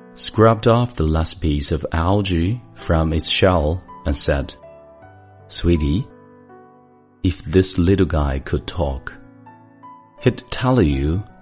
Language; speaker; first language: English; non-native, fluent; Chinese